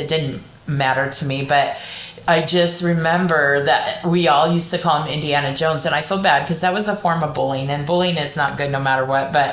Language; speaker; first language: English; native; English